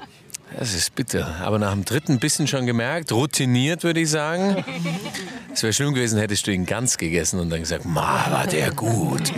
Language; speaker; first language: German; native; German